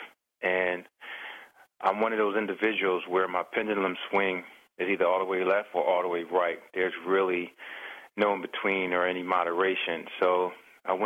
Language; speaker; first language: English; native; English